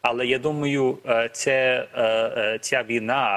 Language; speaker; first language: Ukrainian; early bilingual, heritage; Ukrainian